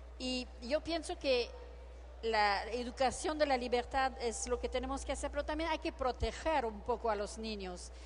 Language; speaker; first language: Spanish; non-native, fluent; French